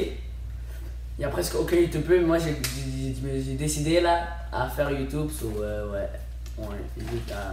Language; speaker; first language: French; native; French